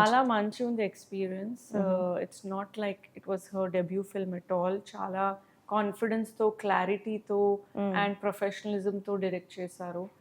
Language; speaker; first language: Telugu; non-native, learner; Hindi